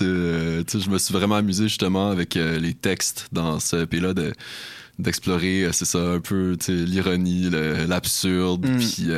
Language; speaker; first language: French; native; French